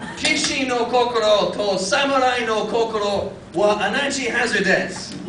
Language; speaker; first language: Japanese; non-native, fluent; English